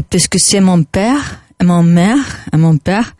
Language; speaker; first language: French; non-native, learner; Spanish